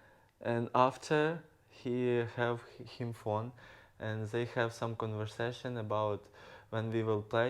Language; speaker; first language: English; non-native, learner; Ukrainian